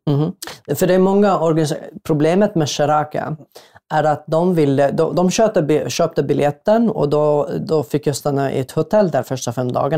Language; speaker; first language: Swedish; non-native, fluent; Arabic